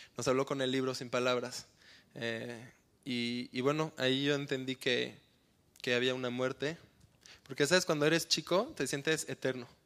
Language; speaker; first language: Spanish; early bilingual, heritage; Spanish